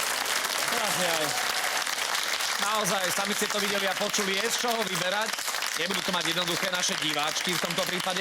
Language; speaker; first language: Slovak; native; Slovak